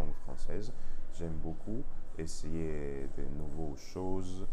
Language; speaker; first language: French; non-native, learner; Russian